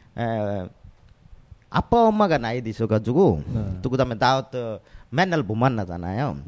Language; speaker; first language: Korean; non-native, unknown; Bangla